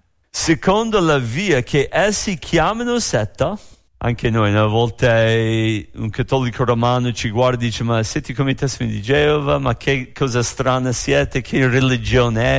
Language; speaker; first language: Italian; non-native, fluent; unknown